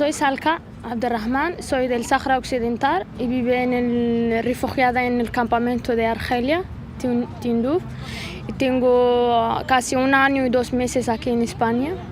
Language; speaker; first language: Spanish; non-native, learner; Arabic